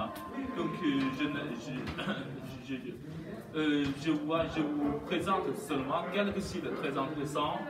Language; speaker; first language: French; non-native, fluent; Chinese